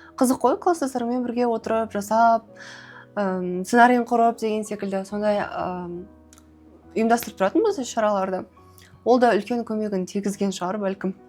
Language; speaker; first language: Kazakh; native; Kazakh